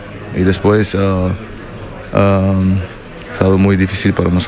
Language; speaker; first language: Spanish; non-native, learner; German